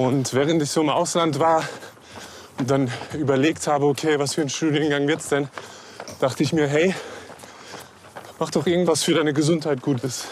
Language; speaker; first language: German; native; German